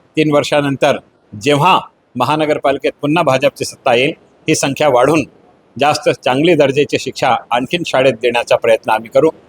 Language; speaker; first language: Marathi; non-native, local second language; Hindi